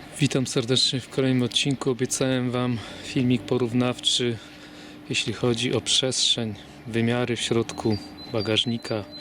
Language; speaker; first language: Polish; native; Polish